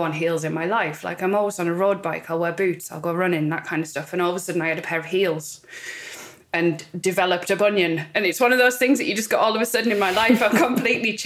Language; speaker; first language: English; native; English